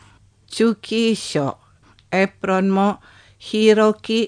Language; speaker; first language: Japanese; non-native, fluent; Indonesian